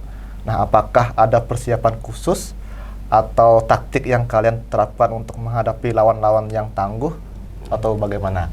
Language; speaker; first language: Indonesian; non-native, local second language; Balinese